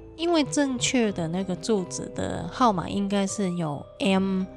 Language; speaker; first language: Chinese; non-native, fluent; Cantonese